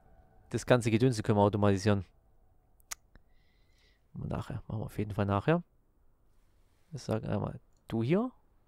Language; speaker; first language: German; native; German